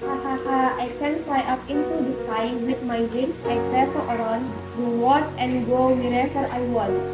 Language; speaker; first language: English; non-native, learner; Indonesian